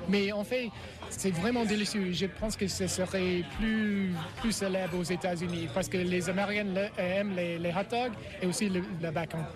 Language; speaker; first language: French; non-native, learner; English